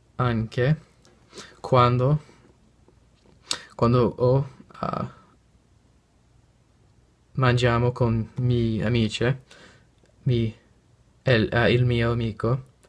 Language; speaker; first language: Italian; non-native, learner; English